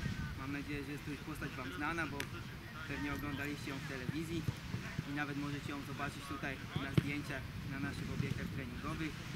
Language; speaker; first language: Polish; native; Polish